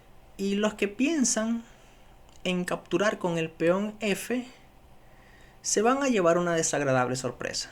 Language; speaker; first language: Spanish; native; Spanish